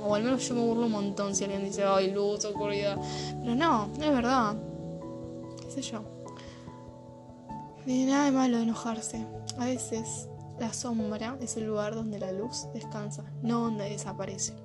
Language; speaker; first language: Spanish; native; Spanish